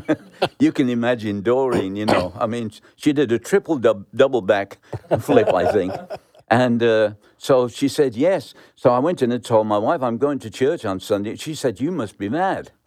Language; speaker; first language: English; native; English